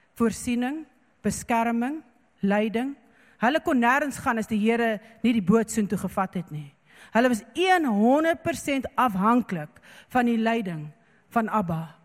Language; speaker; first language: Afrikaans; non-native, local second language; English